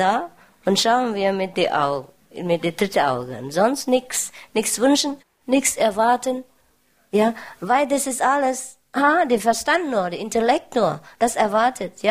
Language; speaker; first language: German; non-native, learner; Vietnamese